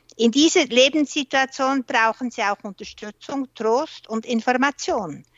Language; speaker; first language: German; non-native, local second language; French